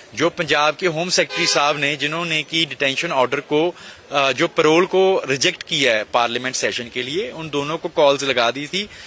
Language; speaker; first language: Hindi; non-native, local second language; Punjabi